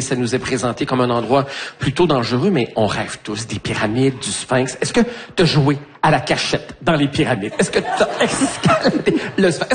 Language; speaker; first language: French; native; French